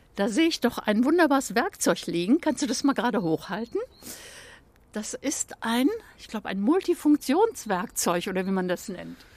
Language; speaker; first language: German; native; German